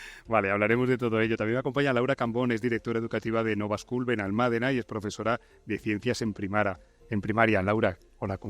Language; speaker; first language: Spanish; native; Spanish